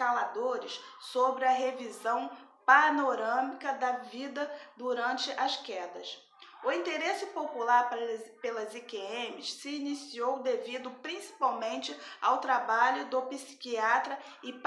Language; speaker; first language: Portuguese; native; Portuguese